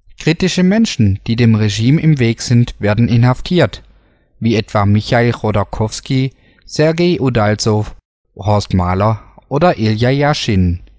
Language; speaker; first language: German; native; German